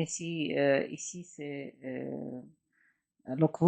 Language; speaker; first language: French; non-native, fluent; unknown